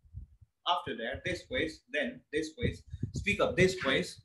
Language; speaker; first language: Spanish; non-native, fluent; Hindi